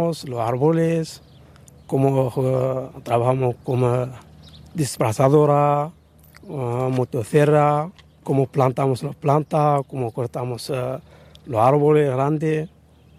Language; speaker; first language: Spanish; non-native, learner; Arabic